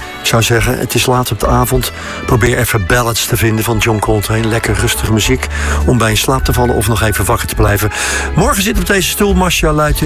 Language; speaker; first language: Dutch; native; Dutch